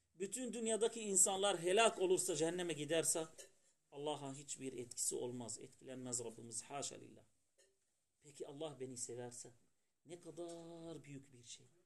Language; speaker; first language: Turkish; non-native, fluent; Arabic